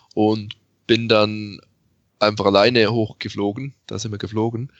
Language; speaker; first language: German; native; German